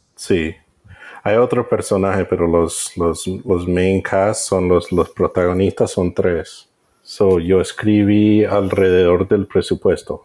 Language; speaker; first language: Spanish; early bilingual, heritage; Spanish